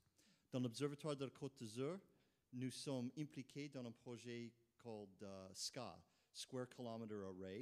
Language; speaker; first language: French; non-native, fluent; English